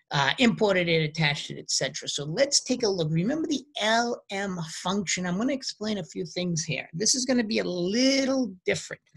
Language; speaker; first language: English; native; English